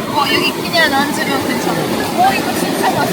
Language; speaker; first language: Korean; non-native, learner; Russian